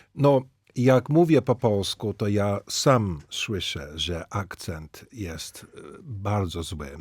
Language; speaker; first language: Polish; early bilingual, heritage; Polish